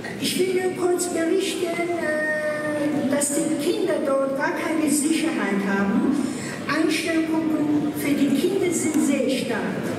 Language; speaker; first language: German; non-native, fluent; Persian